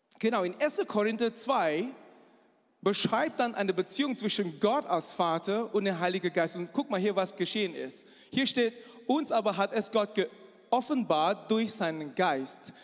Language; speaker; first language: German; non-native, fluent; Chinese